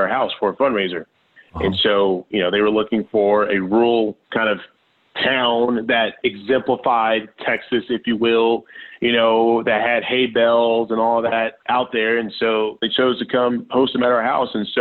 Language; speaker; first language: English; native; English